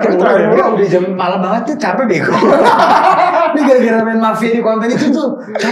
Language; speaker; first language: Indonesian; native; Indonesian